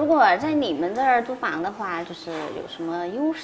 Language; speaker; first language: Chinese; native; Chinese